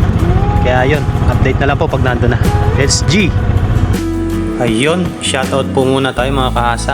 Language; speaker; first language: Filipino; native; Filipino